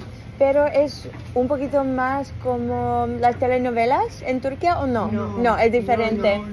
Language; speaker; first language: Spanish; non-native, learner; English